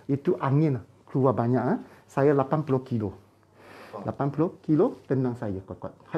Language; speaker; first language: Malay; non-native, local second language; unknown